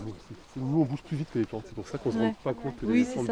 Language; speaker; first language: French; native; French